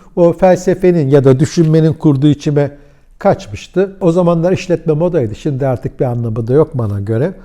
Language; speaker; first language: Turkish; early bilingual, heritage; Turkish